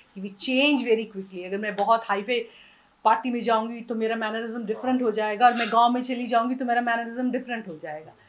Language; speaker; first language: Hindi; native; Hindi